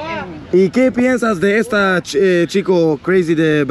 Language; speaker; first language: Spanish; non-native, learner; Swedish